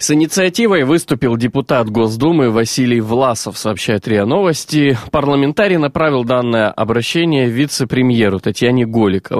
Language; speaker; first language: Russian; native; Russian